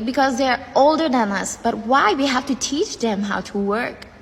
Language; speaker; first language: English; non-native, fluent; Thai